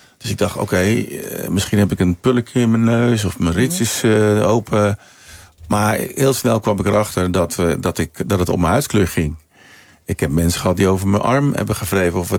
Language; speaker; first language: Dutch; early bilingual, other home language; Sranan Tongo